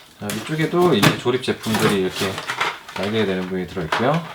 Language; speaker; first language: Korean; native; Korean